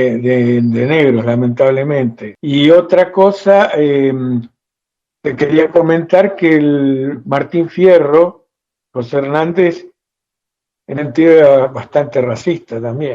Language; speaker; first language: Spanish; native; Spanish